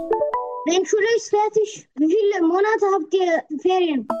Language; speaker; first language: German; non-native, learner; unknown